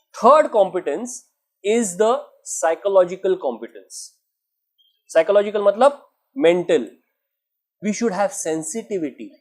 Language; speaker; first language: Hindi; non-native, local second language; Marathi